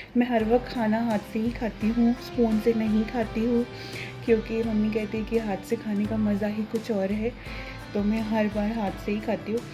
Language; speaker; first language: Hindi; non-native, local second language; Telugu